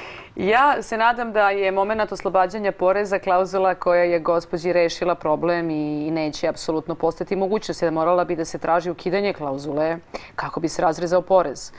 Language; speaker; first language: Croatian; native; Croatian